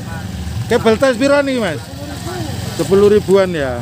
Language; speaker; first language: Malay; non-native, local second language; Javanese